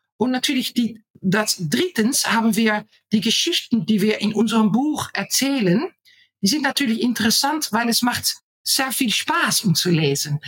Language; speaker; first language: German; non-native, fluent; Dutch